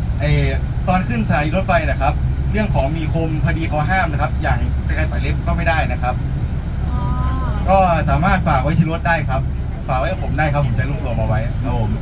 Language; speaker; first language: Thai; native; Thai